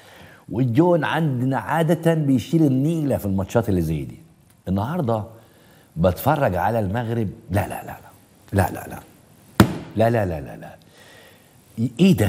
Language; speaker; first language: Arabic; native; Arabic